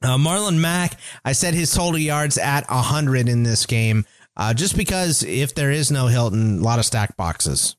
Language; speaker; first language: English; native; English